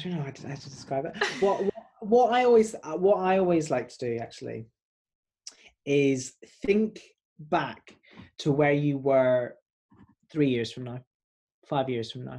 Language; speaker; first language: English; native; English